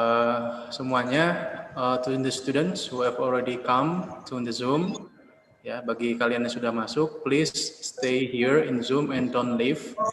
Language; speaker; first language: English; non-native, learner; Indonesian